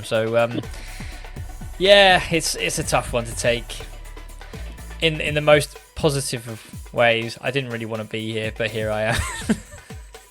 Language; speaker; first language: English; native; English